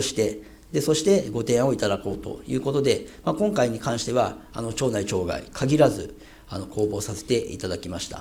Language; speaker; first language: Japanese; native; Japanese